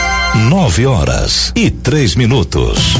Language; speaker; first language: Portuguese; native; Portuguese